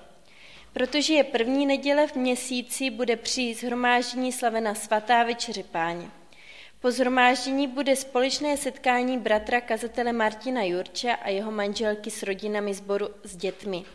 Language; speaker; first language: Czech; native; Czech